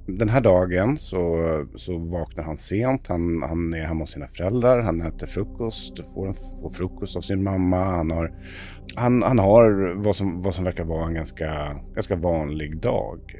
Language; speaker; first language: Swedish; native; Swedish